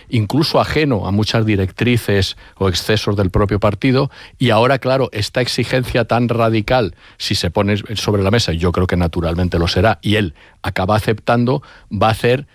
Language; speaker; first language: Spanish; native; Spanish